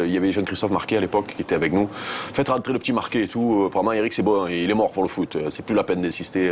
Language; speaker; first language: French; native; French